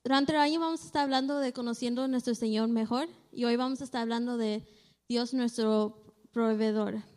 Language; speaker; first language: Spanish; early bilingual, heritage; Spanish